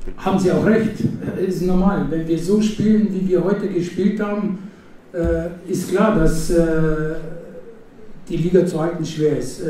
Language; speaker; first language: German; non-native, fluent; Italian